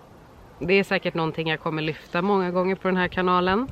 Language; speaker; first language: Swedish; native; Swedish